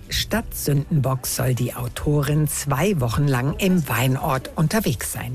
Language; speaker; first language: German; native; German